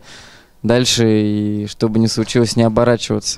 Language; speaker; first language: Russian; native; Russian